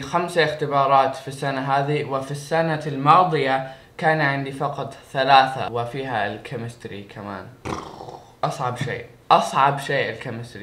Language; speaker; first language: Arabic; early bilingual, heritage; Arabic